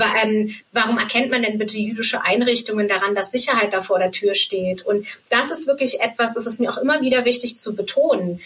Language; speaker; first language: German; native; German